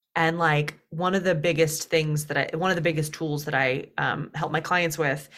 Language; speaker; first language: English; native; English